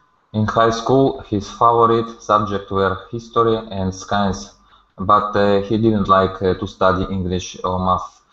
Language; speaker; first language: English; non-native, learner; Spanish